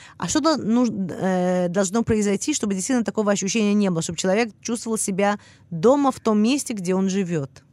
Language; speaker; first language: Russian; early bilingual, heritage; Russian